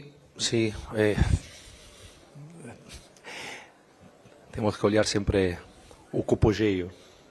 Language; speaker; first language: Portuguese; non-native, fluent; Spanish